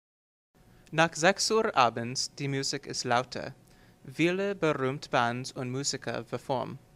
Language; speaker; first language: German; non-native, learner; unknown